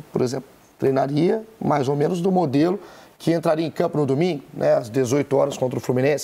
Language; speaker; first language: Portuguese; native; Portuguese